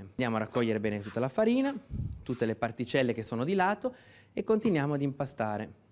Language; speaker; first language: Italian; native; Italian